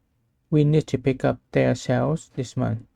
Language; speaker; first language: English; non-native, learner; Vietnamese